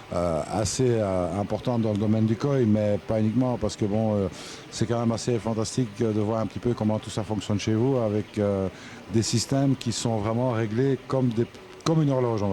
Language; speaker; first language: French; native; French